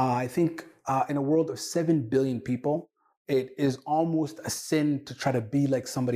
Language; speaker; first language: English; non-native, fluent; Somali